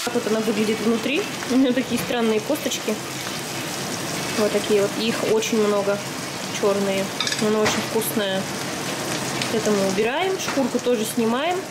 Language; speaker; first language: Russian; native; Russian